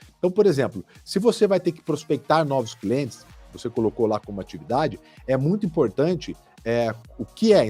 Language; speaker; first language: Portuguese; native; Portuguese